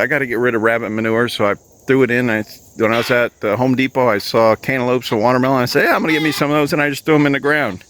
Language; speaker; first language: English; native; English